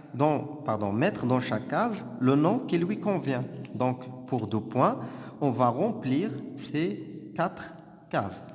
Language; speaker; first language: French; non-native, local second language; Arabic